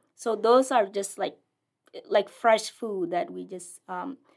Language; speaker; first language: English; non-native, fluent; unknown